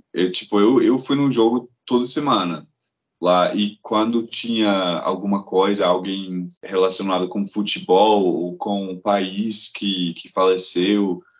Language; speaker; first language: Portuguese; non-native, fluent; English